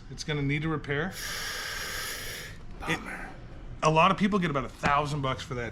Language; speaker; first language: English; native; English